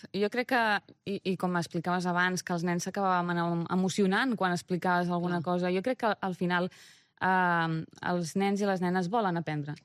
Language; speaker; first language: Catalan; early bilingual, other home language; Romanian